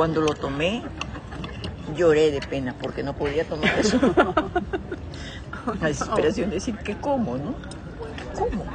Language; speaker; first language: Spanish; native; Spanish